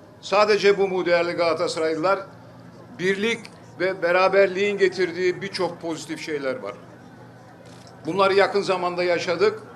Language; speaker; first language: Turkish; native; Turkish